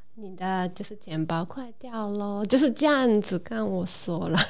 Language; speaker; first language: Chinese; non-native, learner; Japanese